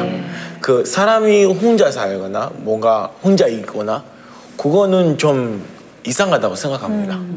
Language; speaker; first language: Korean; non-native, fluent; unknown